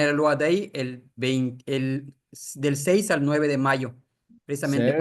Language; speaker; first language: Spanish; native; Spanish